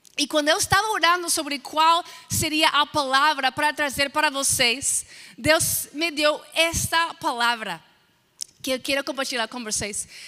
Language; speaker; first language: Portuguese; non-native, fluent; English